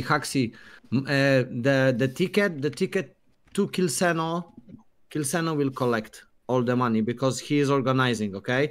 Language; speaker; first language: English; non-native, learner; Polish